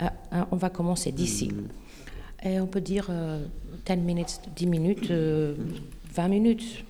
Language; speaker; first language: French; non-native, fluent; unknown